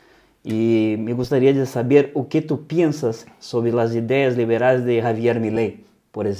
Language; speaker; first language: Spanish; non-native, fluent; Portuguese